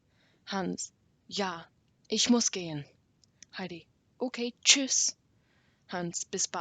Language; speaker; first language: German; non-native, learner; English